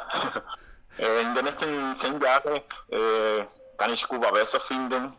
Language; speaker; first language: German; non-native, learner; Spanish